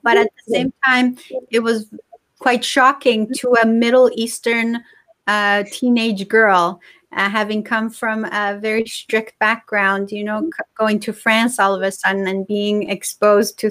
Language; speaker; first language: English; non-native, fluent; Persian